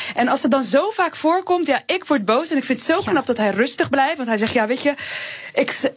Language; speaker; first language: Dutch; native; Dutch